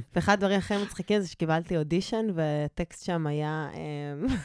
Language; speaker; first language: Hebrew; native; Hebrew